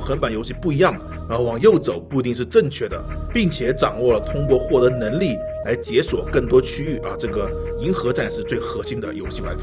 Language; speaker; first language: Chinese; native; Chinese